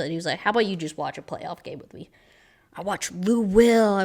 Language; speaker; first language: English; native; English